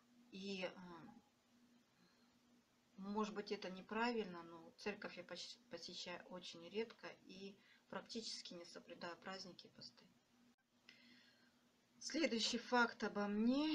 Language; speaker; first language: Russian; native; Russian